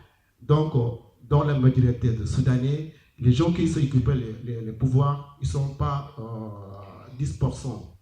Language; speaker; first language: French; non-native, learner; Arabic